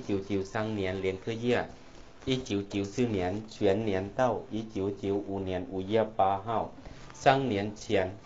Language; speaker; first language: Chinese; non-native, learner; Thai